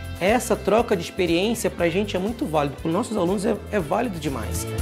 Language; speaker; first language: Portuguese; native; Portuguese